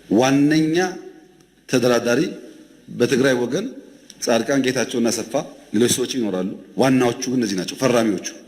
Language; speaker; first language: Amharic; non-native, local second language; Oromo